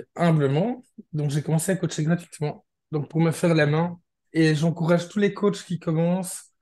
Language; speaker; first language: French; native; French